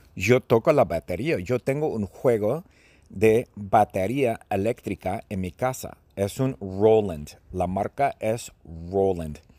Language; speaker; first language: Spanish; non-native, fluent; English